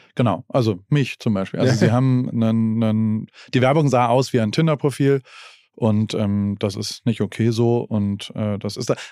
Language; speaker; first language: German; native; German